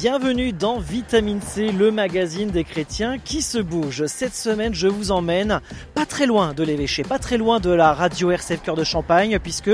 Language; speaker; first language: French; native; French